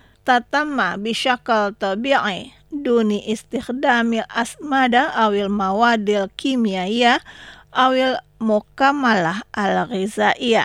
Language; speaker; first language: Arabic; non-native, learner; Indonesian